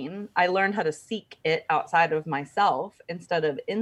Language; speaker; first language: English; native; English